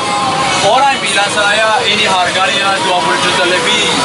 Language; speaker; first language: Indonesian; non-native, learner; Persian